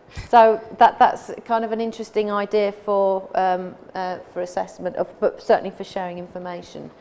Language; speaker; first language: English; native; English